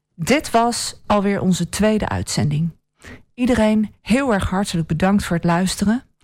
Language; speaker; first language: Dutch; native; Dutch